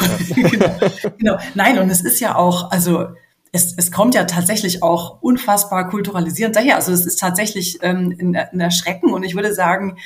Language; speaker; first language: German; native; German